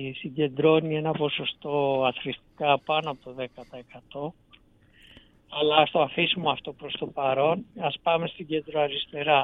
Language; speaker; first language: Greek; native; Greek